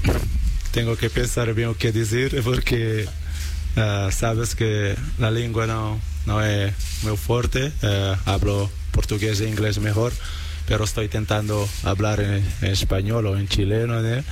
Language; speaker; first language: Spanish; non-native, learner; Portuguese